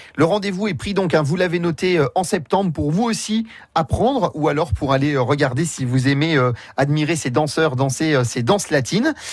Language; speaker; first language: French; native; French